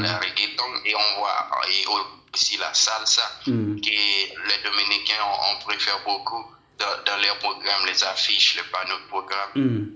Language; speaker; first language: French; non-native, local second language; Haitian Creole